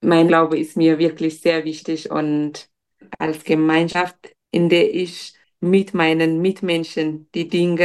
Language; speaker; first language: German; non-native, fluent; Tigrinya